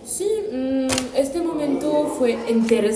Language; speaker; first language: Spanish; non-native, learner; French